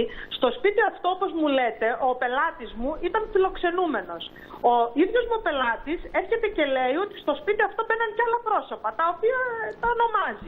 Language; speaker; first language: Greek; native; Greek